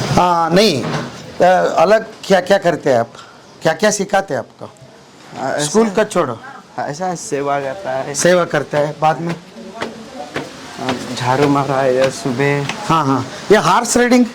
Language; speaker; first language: Hindi; non-native, local second language; Kannada